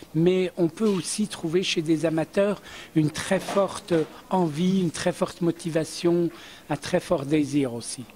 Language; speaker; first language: French; early bilingual, other home language; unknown